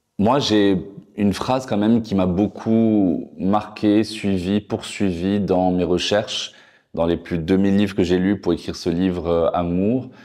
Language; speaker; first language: French; non-native, local second language; Arabic